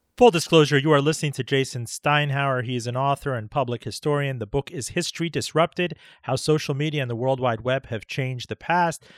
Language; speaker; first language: English; early bilingual, other home language; Persian